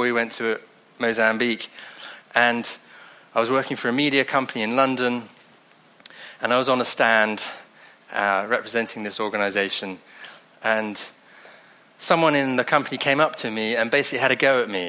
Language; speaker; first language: English; native; English